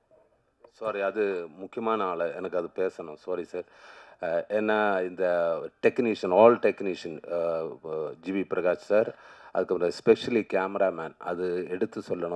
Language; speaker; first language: Tamil; non-native, learner; Malayalam